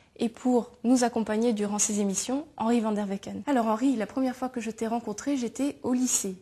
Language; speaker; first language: French; native; French